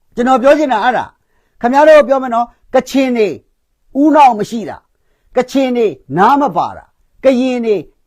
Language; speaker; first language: Burmese; non-native, local second language; Kachin